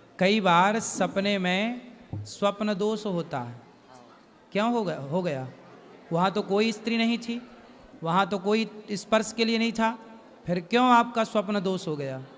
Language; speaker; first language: Hindi; native; Hindi